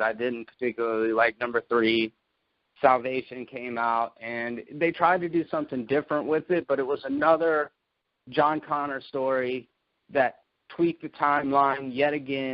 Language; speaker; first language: English; native; English